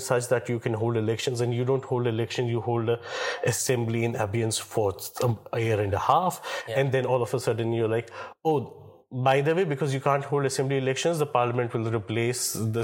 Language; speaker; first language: English; non-native, local second language; Kashmiri